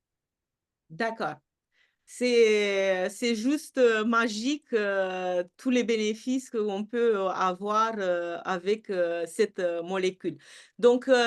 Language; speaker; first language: French; non-native, fluent; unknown